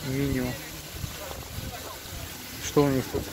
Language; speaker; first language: Russian; native; Russian